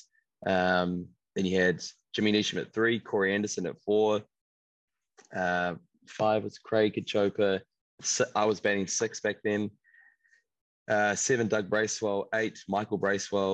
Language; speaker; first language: English; native; English